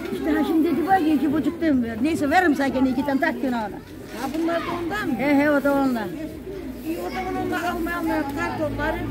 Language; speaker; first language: Turkish; native; Turkish